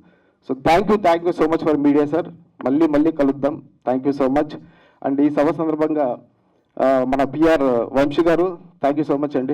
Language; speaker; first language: Telugu; native; Telugu